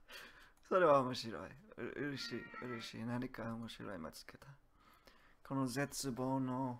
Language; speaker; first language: Japanese; non-native, learner; English